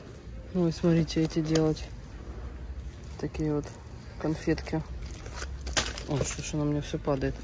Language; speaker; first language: Russian; native; Russian